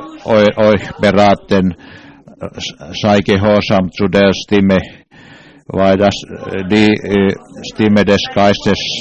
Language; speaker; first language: German; non-native, learner; English